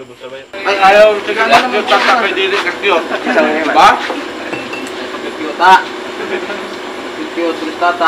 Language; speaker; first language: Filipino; non-native, local second language; Cebuano